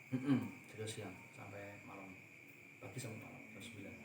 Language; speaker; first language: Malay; non-native, local second language; Javanese